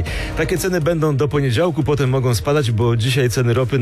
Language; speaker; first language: Polish; native; Polish